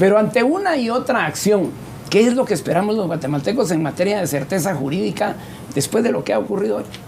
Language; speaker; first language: Spanish; native; Spanish